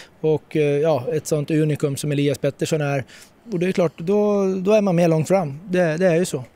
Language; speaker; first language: Swedish; native; Swedish